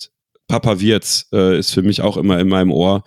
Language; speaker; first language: German; native; German